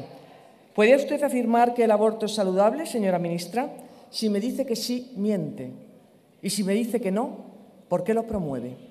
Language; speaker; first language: Spanish; native; Spanish